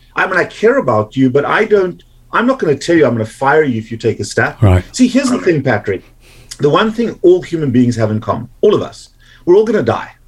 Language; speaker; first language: English; native; English